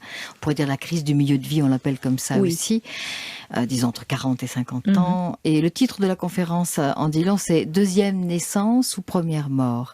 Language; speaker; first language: French; native; French